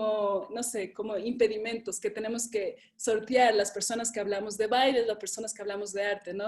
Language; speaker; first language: Spanish; native; Spanish